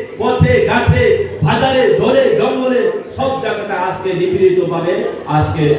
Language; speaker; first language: Bangla; non-native, local second language; Kok Borok